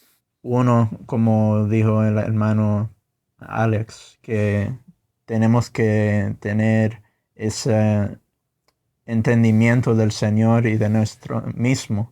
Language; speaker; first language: Spanish; non-native, fluent; English